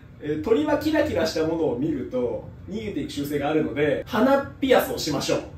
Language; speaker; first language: Japanese; native; Japanese